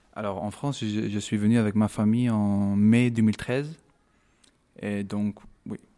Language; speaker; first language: French; non-native, fluent; Albanian